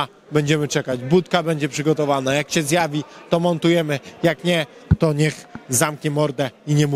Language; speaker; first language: Polish; native; Polish